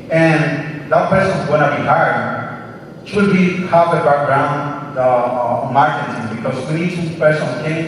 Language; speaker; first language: English; non-native, learner; Spanish